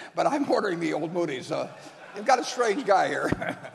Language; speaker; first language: English; native; English